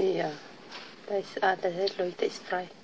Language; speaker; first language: German; non-native, learner; Tigrinya